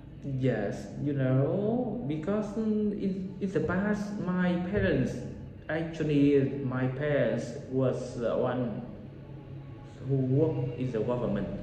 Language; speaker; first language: English; non-native, learner; Vietnamese